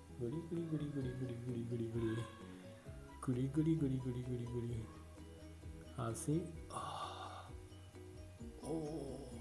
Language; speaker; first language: Spanish; non-native, learner; Japanese